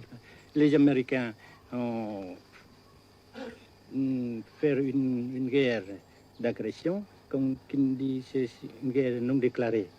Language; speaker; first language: French; non-native, local second language; Vietnamese